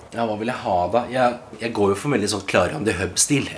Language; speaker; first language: Norwegian; native; Norwegian